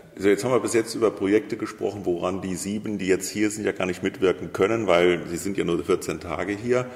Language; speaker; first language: German; native; German